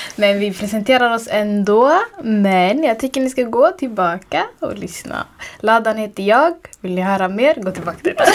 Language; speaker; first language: Swedish; early bilingual, other home language; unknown